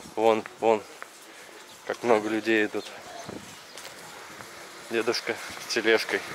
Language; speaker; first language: Russian; native; Russian